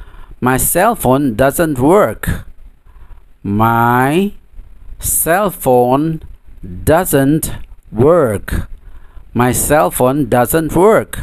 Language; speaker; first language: English; non-native, fluent; Indonesian